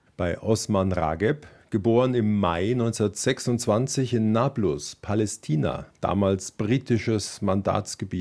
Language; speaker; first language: German; native; German